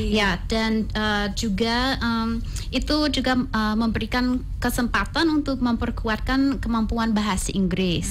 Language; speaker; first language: Indonesian; non-native, fluent; English